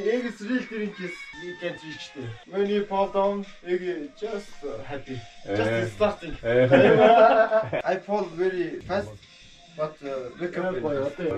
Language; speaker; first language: English; non-native, learner; Mongolian